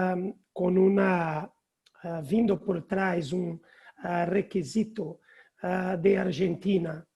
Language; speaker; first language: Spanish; non-native, learner; Portuguese